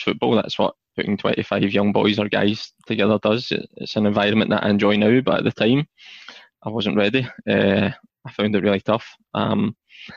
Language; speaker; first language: English; native; English